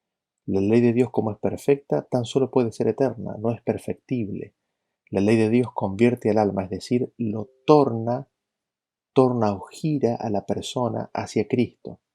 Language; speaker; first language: Spanish; native; Spanish